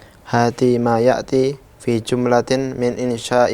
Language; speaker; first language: Arabic; non-native, learner; Indonesian